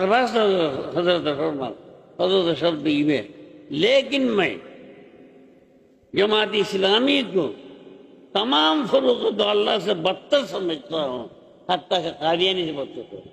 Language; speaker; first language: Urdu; non-native, fluent; Bangla